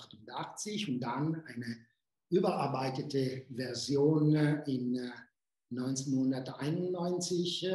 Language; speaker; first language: German; non-native, fluent; Italian